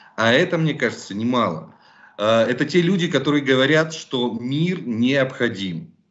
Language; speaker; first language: Russian; native; Russian